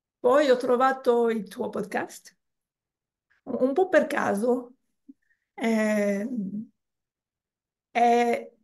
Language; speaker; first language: Italian; non-native, learner; French